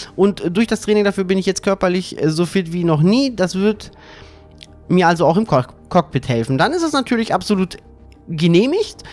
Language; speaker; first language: German; native; German